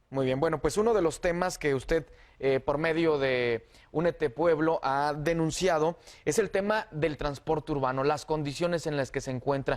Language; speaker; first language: Spanish; native; Spanish